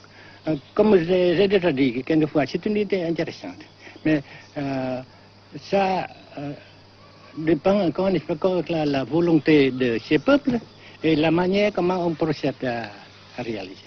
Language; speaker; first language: French; non-native, local second language; Vietnamese